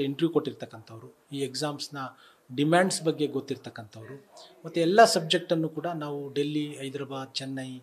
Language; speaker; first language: Kannada; native; Kannada